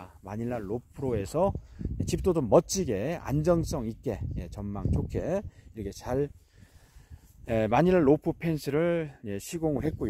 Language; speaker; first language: Korean; native; Korean